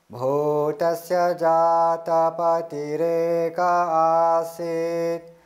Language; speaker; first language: Hindi; early bilingual, heritage; Hindi